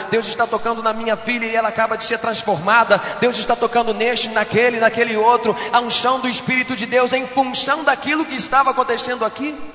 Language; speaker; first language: Portuguese; non-native, fluent; English